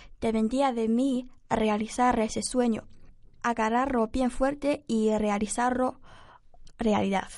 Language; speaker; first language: Spanish; non-native, learner; Chinese